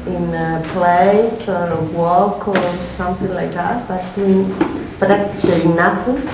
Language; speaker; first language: English; non-native, learner; Spanish